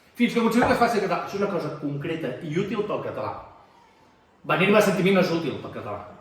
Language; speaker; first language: Catalan; native; Catalan